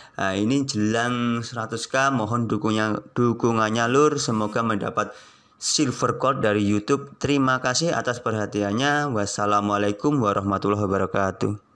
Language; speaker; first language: Indonesian; native; Indonesian